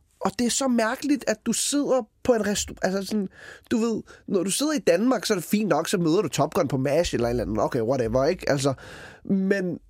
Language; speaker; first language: Danish; early bilingual, other home language; Arabic